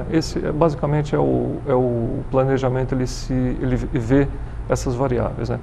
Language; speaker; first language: Portuguese; native; Portuguese